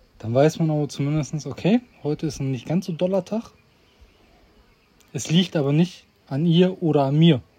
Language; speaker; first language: German; native; German